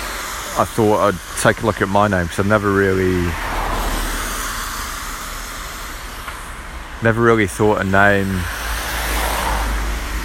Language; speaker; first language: English; native; English